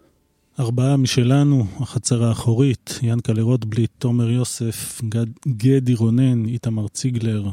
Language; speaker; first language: Hebrew; native; Hebrew